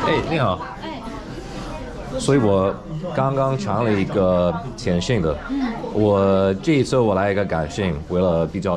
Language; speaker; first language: Chinese; non-native, fluent; English